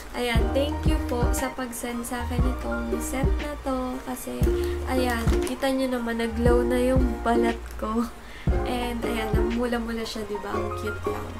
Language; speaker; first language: Filipino; native; Filipino